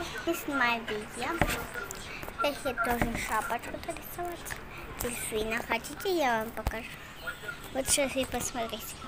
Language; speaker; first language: Russian; early bilingual, heritage; Russian